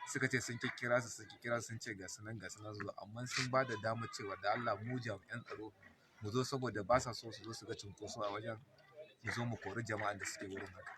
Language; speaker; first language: Hausa; native; Hausa